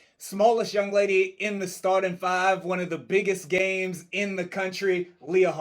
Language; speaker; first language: English; native; English